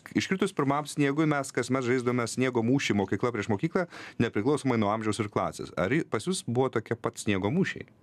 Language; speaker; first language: Lithuanian; native; Lithuanian